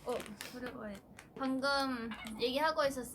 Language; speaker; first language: Korean; non-native, fluent; Thai